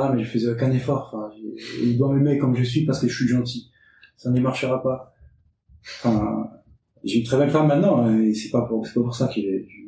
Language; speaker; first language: French; non-native, fluent; English